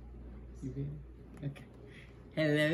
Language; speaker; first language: English; native; English